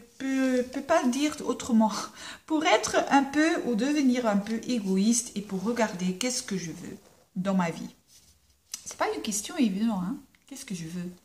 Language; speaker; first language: French; non-native, local second language; Dutch